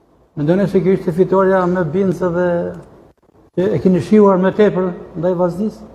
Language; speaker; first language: Albanian; native; Albanian